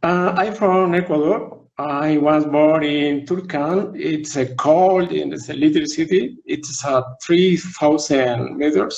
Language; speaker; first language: English; non-native, learner; Spanish